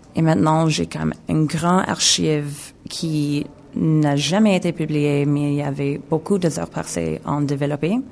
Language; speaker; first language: French; non-native, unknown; English